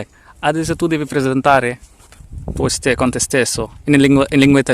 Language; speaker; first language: Italian; non-native, learner; Sindhi